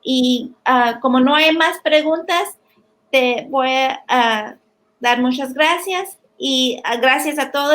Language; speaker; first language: Spanish; early bilingual, heritage; Spanish